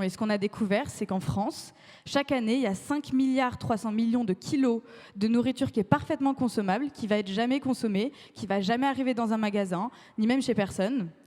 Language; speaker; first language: French; native; French